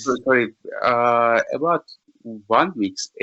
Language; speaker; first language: English; non-native, learner; Turkish